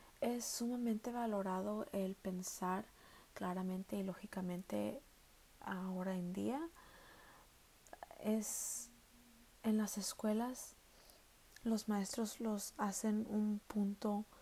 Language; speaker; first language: Spanish; early bilingual, heritage; Spanish